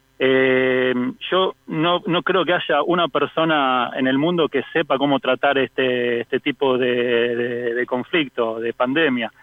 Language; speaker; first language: Spanish; native; Spanish